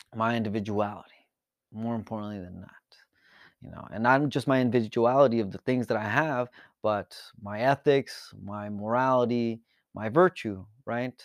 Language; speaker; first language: English; early bilingual, other home language; Spanish